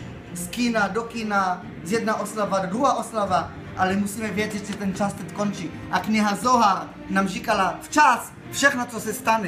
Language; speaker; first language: Czech; early bilingual, heritage; Czech